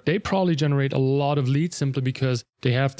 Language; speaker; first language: English; non-native, fluent; German